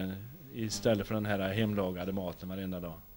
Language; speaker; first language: Swedish; native; Swedish